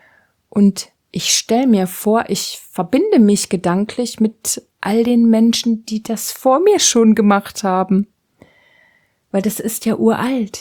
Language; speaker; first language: German; native; German